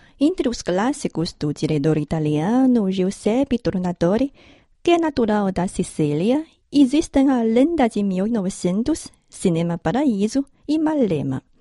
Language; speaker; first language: Portuguese; non-native, fluent; Chinese